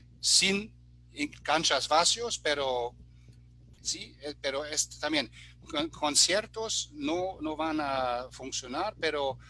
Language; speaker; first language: Spanish; non-native, fluent; German